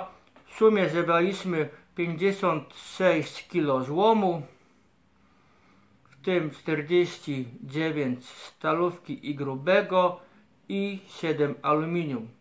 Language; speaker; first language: Polish; native; Polish